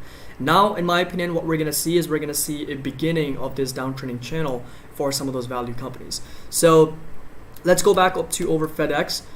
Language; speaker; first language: English; native; English